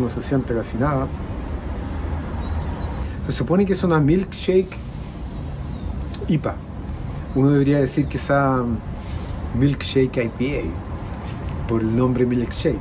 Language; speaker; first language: Spanish; native; Spanish